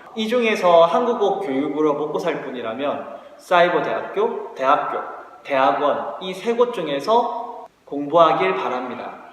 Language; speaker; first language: Korean; native; Korean